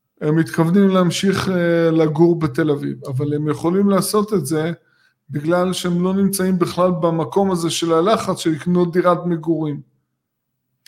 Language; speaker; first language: Hebrew; native; Hebrew